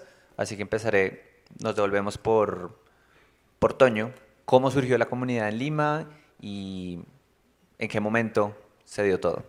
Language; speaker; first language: Spanish; native; Spanish